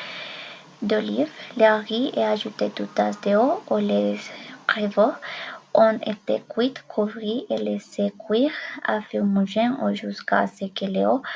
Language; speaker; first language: French; non-native, learner; Spanish